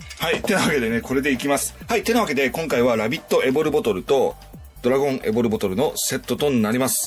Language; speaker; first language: Japanese; native; Japanese